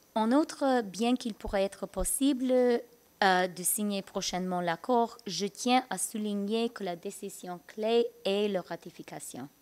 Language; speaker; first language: French; non-native, learner; English